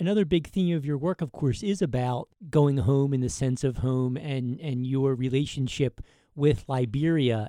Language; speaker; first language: English; native; English